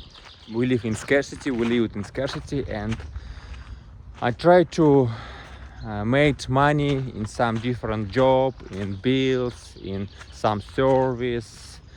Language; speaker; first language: English; non-native, learner; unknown